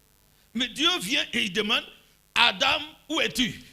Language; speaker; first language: French; non-native, local second language; Mossi